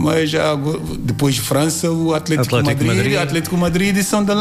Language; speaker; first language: Portuguese; non-native, learner; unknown